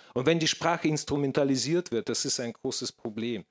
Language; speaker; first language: German; non-native, fluent; Russian